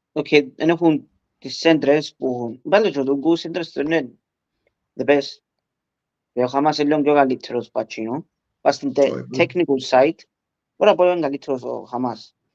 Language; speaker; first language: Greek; early bilingual, heritage; Greek